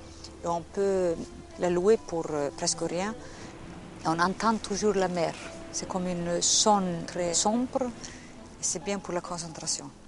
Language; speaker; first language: French; non-native, fluent; Icelandic